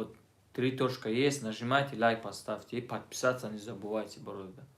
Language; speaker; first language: Russian; non-native, learner; Tajik